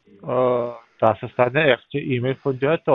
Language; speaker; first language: German; non-native, learner; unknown